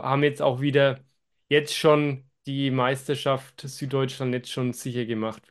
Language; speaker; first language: German; native; German